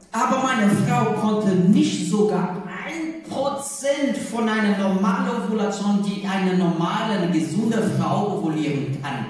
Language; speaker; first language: German; non-native, learner; Portuguese